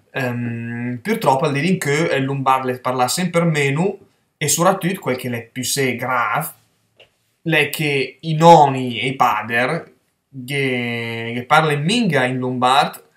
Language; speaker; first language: Italian; native; Italian